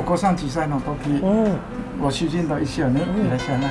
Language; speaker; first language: Japanese; non-native, learner; Chinese